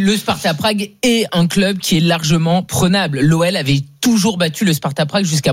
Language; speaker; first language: French; native; French